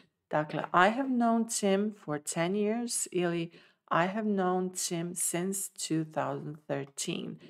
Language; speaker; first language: English; non-native, fluent; Serbian